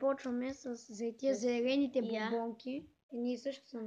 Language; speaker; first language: Bulgarian; native; Bulgarian